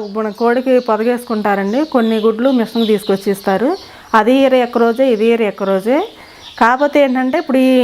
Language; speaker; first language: Telugu; native; Telugu